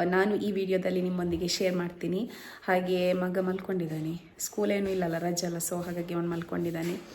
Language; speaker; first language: Kannada; non-native, local second language; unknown